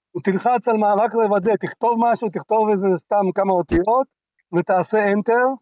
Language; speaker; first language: Hebrew; non-native, local second language; Arabic